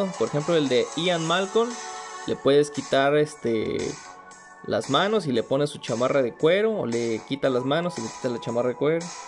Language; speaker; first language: Spanish; native; Spanish